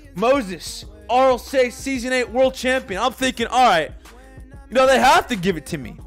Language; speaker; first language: English; native; English